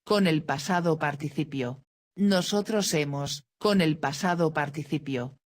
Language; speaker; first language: Spanish; non-native, fluent; Dutch